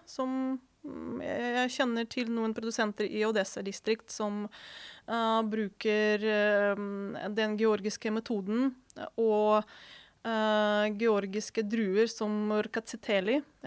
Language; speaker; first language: Norwegian; non-native, fluent; Ukrainian